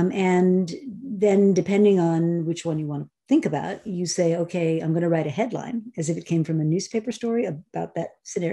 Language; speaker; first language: English; native; English